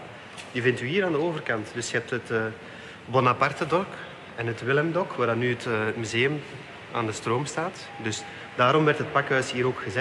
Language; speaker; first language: Dutch; native; Dutch